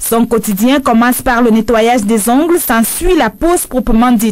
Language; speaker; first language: French; non-native, local second language; Wolof